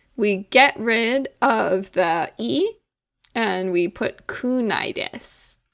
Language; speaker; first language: English; native; English